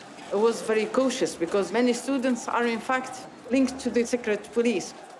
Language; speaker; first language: English; non-native, fluent; Arabic